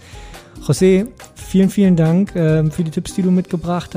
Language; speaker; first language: German; native; German